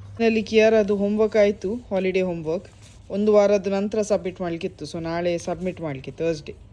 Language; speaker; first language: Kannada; native; Kannada